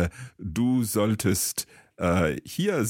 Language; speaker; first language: German; non-native, learner; English